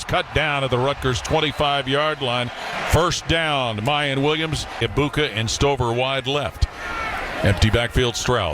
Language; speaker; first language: English; native; English